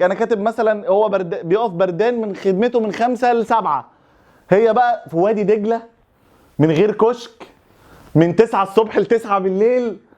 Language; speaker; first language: Arabic; native; Arabic